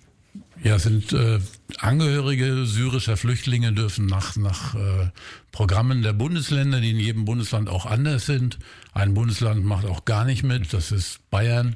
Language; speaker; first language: German; native; German